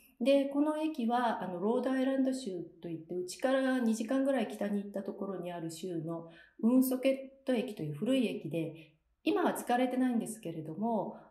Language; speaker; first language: Japanese; native; Japanese